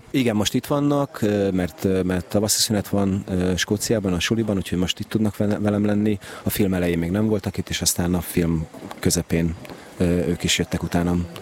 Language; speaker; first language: Hungarian; native; Hungarian